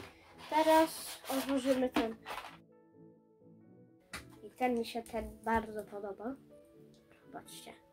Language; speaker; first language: Polish; early bilingual, heritage; Polish